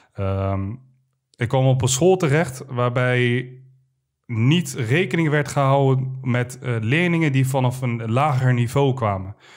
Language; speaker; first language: Dutch; early bilingual, other home language; Arabic